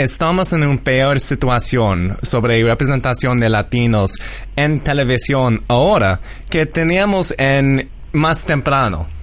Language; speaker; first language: Spanish; early bilingual, heritage; English